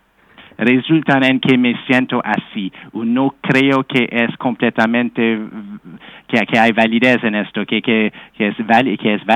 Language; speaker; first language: Spanish; non-native, fluent; English